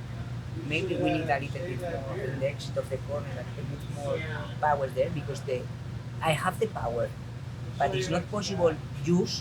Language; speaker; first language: English; non-native, learner; Spanish